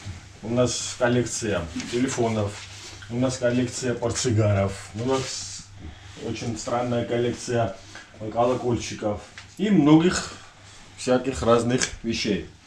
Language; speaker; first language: Russian; non-native, learner; Georgian